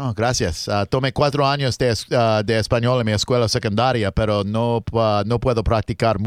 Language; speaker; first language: Spanish; non-native, learner; English